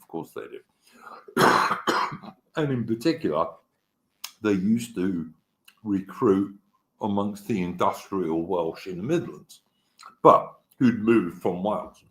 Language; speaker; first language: English; native; English